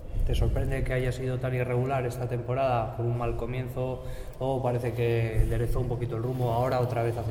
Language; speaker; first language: Spanish; native; Spanish